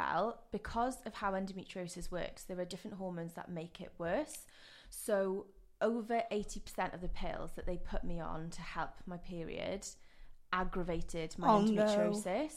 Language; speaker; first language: English; non-native, local second language; Welsh